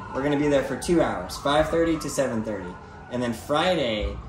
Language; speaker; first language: English; native; English